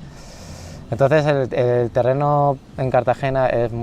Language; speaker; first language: Spanish; native; Spanish